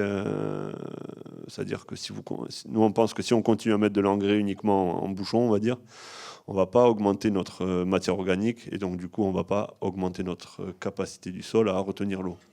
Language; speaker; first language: French; native; French